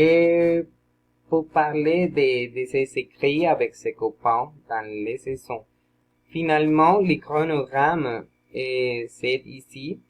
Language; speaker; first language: French; non-native, learner; Spanish